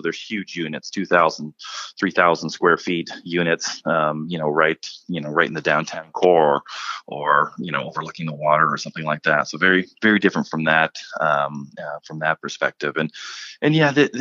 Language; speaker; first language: English; native; English